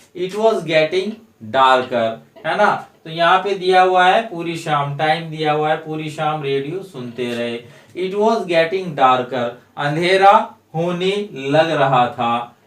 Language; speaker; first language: Hindi; native; Hindi